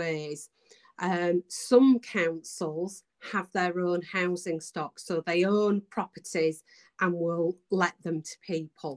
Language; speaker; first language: English; native; English